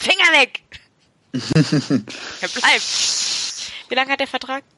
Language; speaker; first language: German; native; German